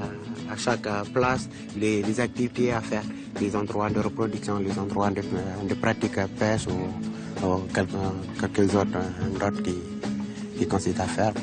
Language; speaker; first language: French; non-native, local second language; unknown